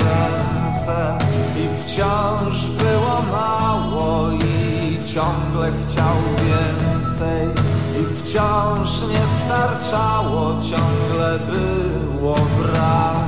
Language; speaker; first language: Polish; native; Polish